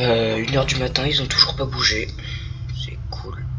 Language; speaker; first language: French; native; French